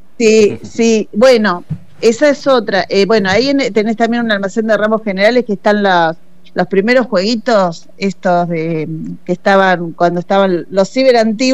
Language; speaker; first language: Spanish; native; Spanish